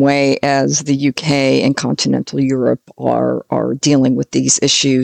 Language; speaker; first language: English; native; English